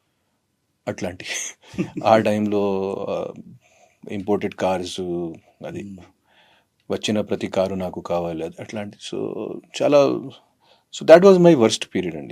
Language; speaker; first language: Telugu; non-native, fluent; Hindi